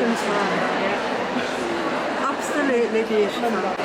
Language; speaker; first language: English; native; English